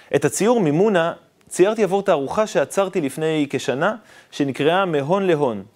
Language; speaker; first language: Hebrew; native; Hebrew